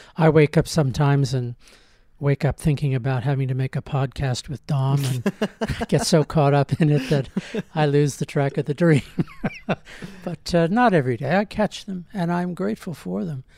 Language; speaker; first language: English; native; English